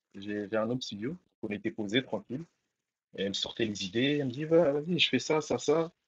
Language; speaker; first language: French; early bilingual, other home language; Comorian